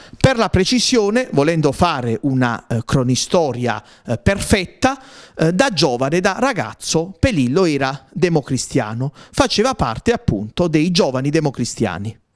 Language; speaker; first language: Italian; native; Italian